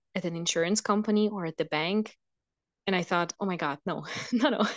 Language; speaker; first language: English; non-native, fluent; Russian